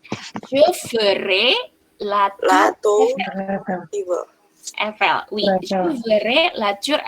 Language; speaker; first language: French; non-native, fluent; Indonesian